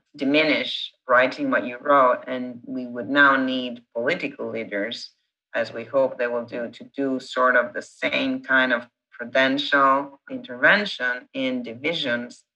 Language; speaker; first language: English; non-native, fluent; Italian